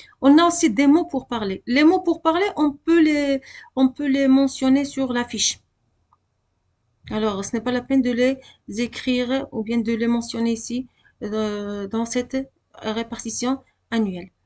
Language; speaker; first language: French; non-native, local second language; Arabic